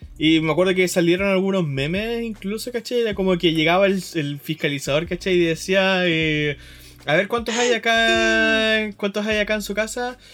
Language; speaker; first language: Spanish; native; Spanish